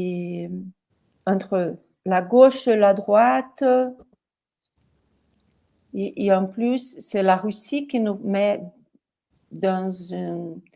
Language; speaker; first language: French; non-native, fluent; Portuguese